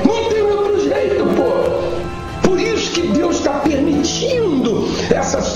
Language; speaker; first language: Portuguese; native; Portuguese